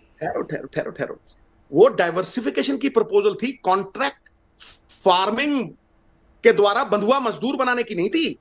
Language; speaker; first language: Hindi; non-native, local second language; Punjabi